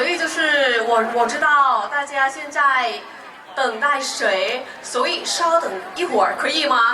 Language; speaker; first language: Chinese; non-native, learner; Thai